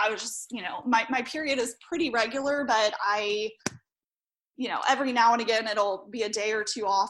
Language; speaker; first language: English; native; English